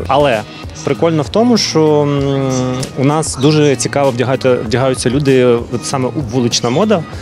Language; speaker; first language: Ukrainian; non-native, local second language; Russian